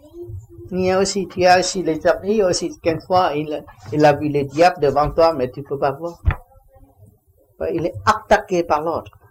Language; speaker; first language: French; non-native, learner; Vietnamese